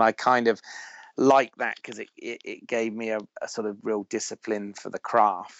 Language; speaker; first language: English; native; English